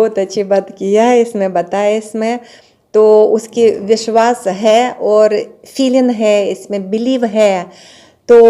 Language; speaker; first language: Hindi; non-native, learner; Russian